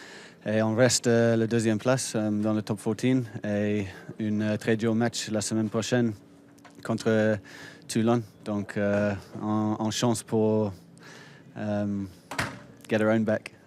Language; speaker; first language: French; non-native, learner; English